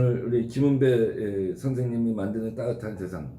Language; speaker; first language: Korean; native; Korean